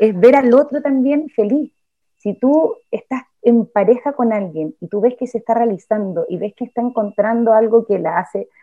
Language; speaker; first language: Spanish; native; Spanish